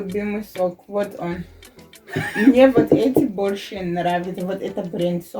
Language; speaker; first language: Russian; non-native, fluent; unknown